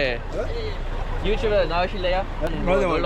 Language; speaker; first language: Korean; non-native, fluent; Dutch